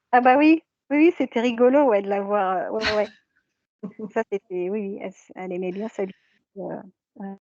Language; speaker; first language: French; native; French